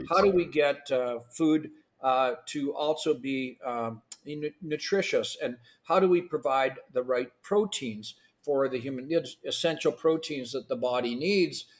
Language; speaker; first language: English; non-native, fluent; Ukrainian